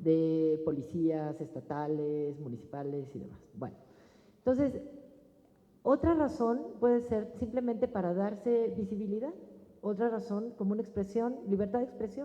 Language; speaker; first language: Spanish; native; Spanish